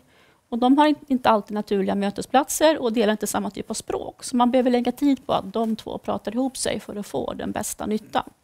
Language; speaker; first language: Swedish; native; Swedish